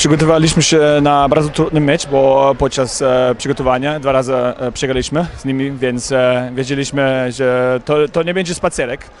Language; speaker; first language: Polish; non-native, learner; German